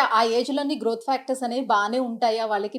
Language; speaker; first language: Telugu; native; Telugu